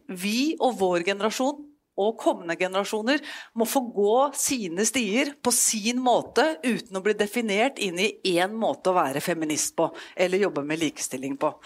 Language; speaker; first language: Norwegian; native; Norwegian